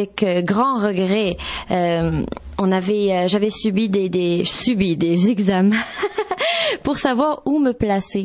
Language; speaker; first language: French; non-native, local second language; Arabic